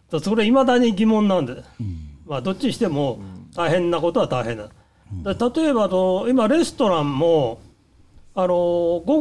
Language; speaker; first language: Japanese; early bilingual, heritage; Japanese